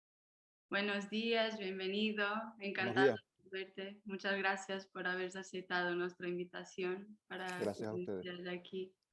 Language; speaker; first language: Spanish; non-native, fluent; Portuguese